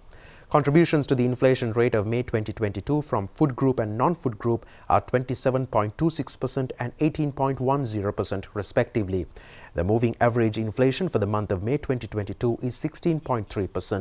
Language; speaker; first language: English; non-native, local second language; Sinhala